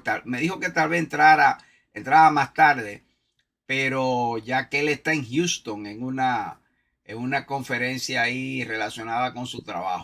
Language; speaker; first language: Spanish; native; Spanish